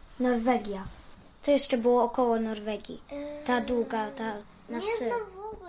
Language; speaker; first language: Polish; early bilingual, heritage; Polish